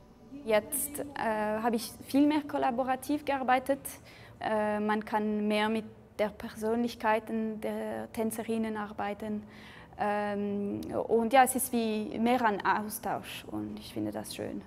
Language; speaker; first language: German; non-native, local second language; French